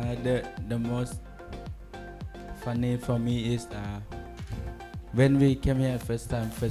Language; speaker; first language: English; non-native, learner; Thai